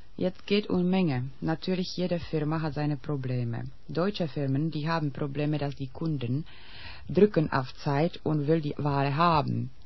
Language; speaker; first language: German; non-native, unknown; Czech